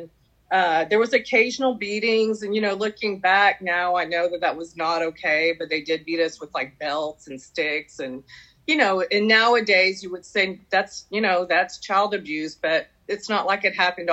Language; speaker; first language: English; early bilingual, other home language; French